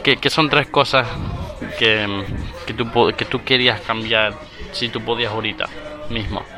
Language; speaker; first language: Spanish; early bilingual, heritage; Spanish